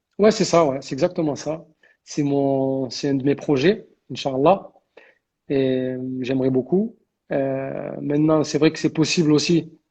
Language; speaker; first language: French; early bilingual, other home language; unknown